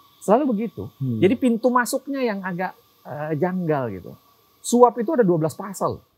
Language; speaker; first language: Indonesian; native; Indonesian